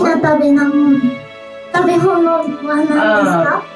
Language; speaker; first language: Japanese; non-native, fluent; Indonesian